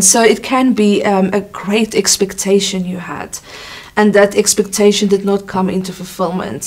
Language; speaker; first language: English; non-native, local second language; Afrikaans